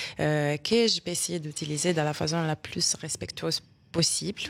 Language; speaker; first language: French; non-native, fluent; Italian